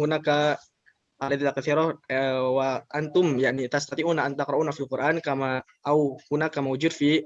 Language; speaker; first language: Arabic; non-native, learner; Indonesian